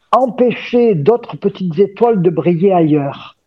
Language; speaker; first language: French; native; French